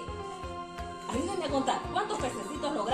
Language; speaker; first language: Spanish; native; Spanish